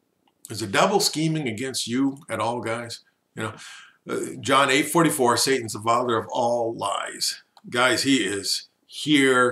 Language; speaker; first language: English; native; English